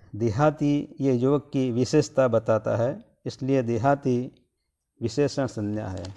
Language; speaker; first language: Hindi; non-native, local second language; Gujarati